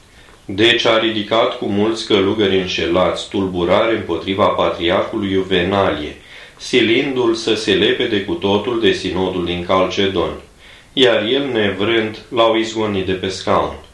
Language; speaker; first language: Romanian; native; Romanian